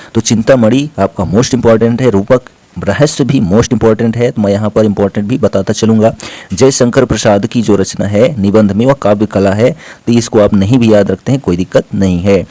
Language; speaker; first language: Hindi; native; Hindi